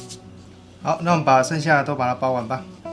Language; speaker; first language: Chinese; native; Chinese